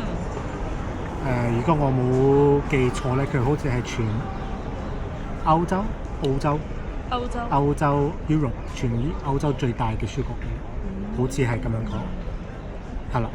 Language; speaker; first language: Cantonese; early bilingual, heritage; Cantonese